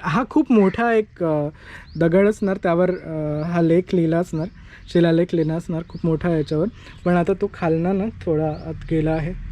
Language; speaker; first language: Marathi; native; Marathi